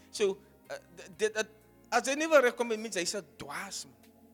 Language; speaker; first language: Afrikaans; early bilingual, heritage; Afrikaans